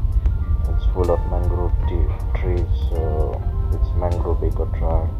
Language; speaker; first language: English; non-native, fluent; Nepali